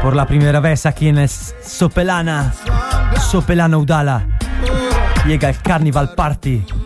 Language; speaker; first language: Spanish; native; Spanish